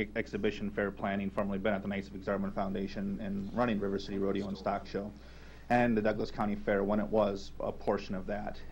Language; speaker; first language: English; native; English